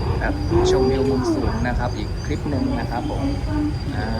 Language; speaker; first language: Thai; native; Thai